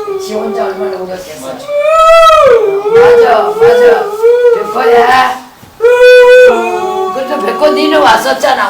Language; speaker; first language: Korean; native; Korean